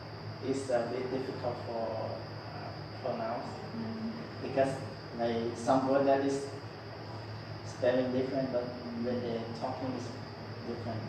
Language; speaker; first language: English; non-native, learner; Lao